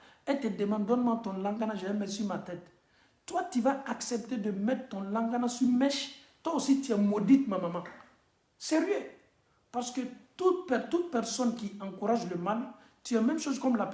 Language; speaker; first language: French; non-native, local second language; Bambara